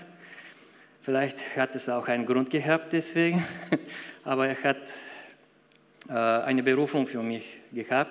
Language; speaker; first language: German; non-native, fluent; Bulgarian